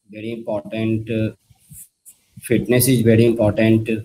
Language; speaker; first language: English; non-native, learner; Hindi